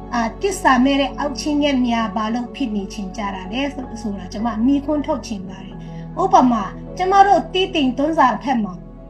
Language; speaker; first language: Burmese; non-native, local second language; Tedim Chin